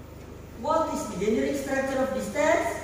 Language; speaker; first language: English; non-native, fluent; Indonesian